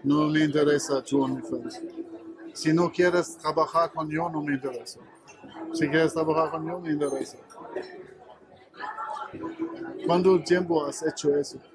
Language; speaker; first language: Spanish; non-native, learner; German